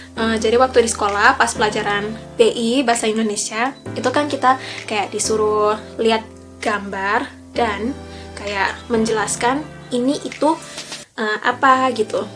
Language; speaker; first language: Indonesian; early bilingual, other home language; English